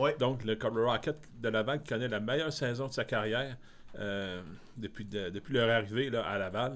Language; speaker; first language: French; native; French